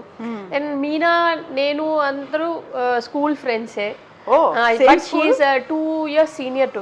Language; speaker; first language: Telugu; non-native, learner; Malayalam